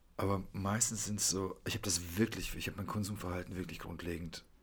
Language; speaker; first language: German; early bilingual, other home language; Polish